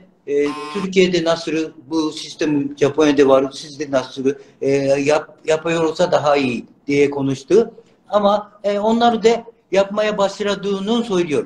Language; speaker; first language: Turkish; non-native, learner; Japanese